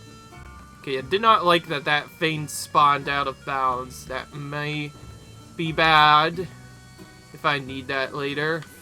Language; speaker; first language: English; native; English